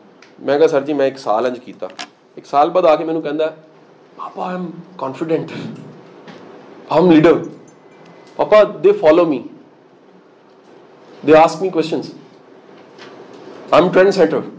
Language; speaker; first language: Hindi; non-native, local second language; Punjabi